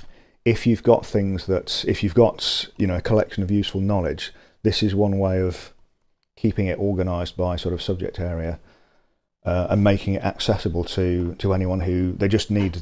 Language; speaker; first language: English; native; English